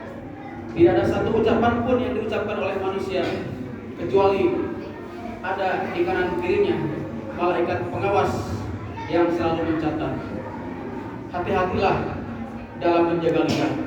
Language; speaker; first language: Indonesian; native; Indonesian